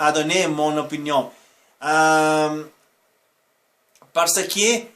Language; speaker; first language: French; non-native, fluent; Portuguese